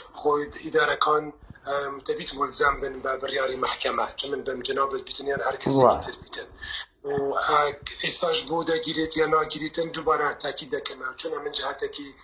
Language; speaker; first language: Central Kurdish; non-native, local second language; Kurdish